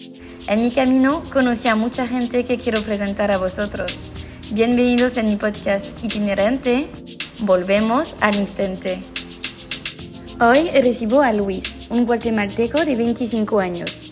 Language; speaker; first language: Spanish; non-native, learner; French